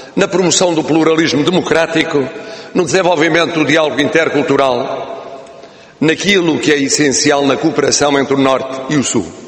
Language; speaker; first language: Portuguese; native; Portuguese